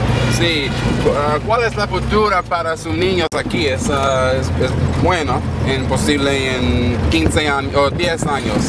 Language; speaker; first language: Spanish; non-native, learner; English